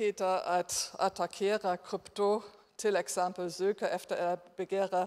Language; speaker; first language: Swedish; non-native, fluent; German